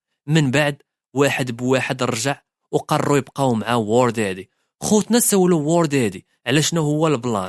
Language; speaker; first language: Arabic; native; Arabic